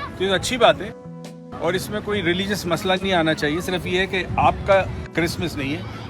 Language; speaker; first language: Urdu; native; Urdu